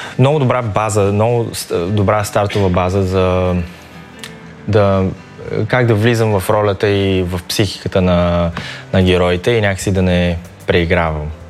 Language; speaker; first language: Bulgarian; early bilingual, other home language; Chinese